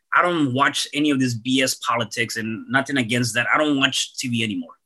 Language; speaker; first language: English; early bilingual, other home language; Spanish